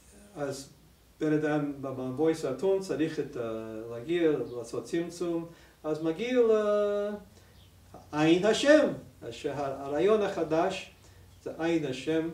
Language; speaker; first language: Hebrew; non-native, fluent; English